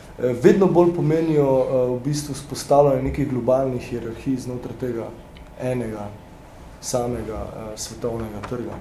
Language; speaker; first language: Slovenian; native; Slovenian